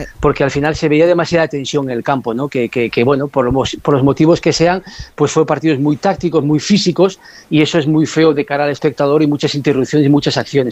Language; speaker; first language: Spanish; native; Spanish